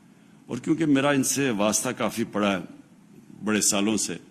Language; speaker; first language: Urdu; native; Urdu